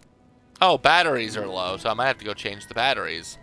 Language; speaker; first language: English; native; English